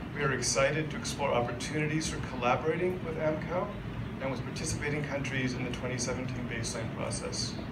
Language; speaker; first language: English; native; English